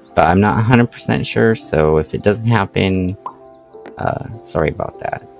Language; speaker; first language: English; native; English